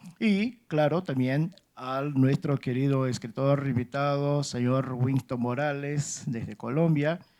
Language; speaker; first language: Spanish; non-native, fluent; Portuguese